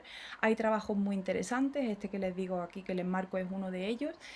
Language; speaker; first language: Spanish; native; Spanish